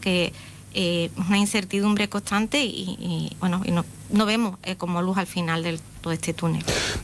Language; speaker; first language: Spanish; native; Spanish